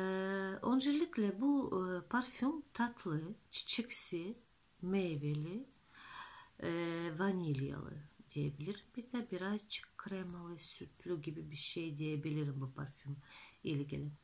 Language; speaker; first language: Turkish; non-native, fluent; Russian